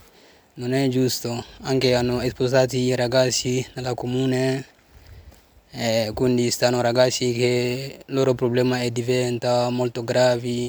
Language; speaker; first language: Italian; non-native, learner; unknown